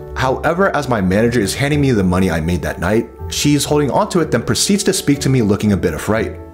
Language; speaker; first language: English; native; English